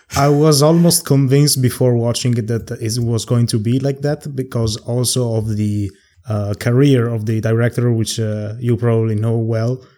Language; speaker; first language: English; non-native, fluent; Italian